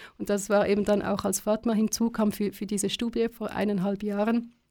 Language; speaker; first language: German; native; German